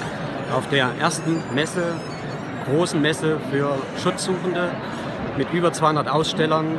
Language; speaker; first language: German; native; German